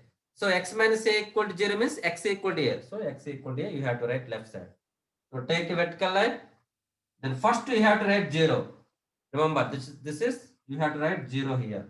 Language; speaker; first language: English; non-native, local second language; Telugu